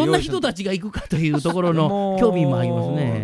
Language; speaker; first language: Japanese; native; Japanese